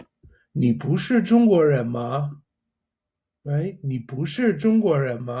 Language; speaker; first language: Chinese; non-native, fluent; English